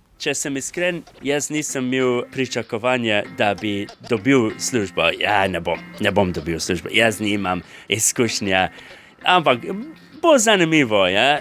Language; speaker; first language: Slovenian; non-native, fluent; English